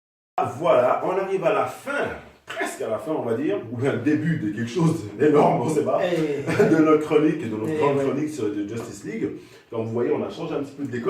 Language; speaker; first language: French; native; French